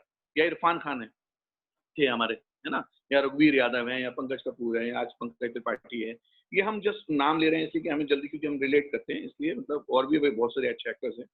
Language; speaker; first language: Hindi; native; Hindi